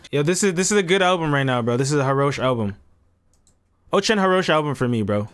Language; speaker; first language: English; native; English